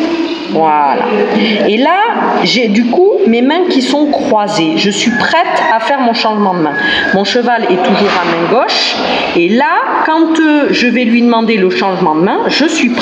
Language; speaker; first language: French; native; French